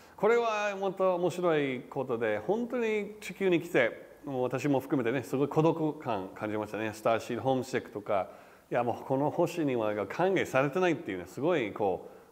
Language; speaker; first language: Japanese; non-native, fluent; English